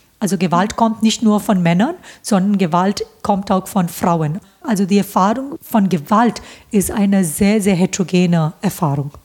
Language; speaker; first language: German; non-native, fluent; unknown